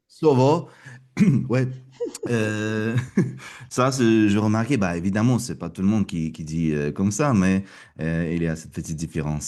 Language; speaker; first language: French; non-native, fluent; Russian